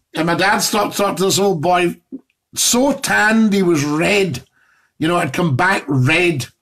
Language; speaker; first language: English; native; English